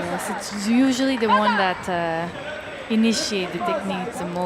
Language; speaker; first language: English; non-native, fluent; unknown